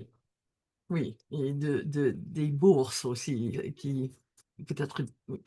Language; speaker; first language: French; non-native, learner; English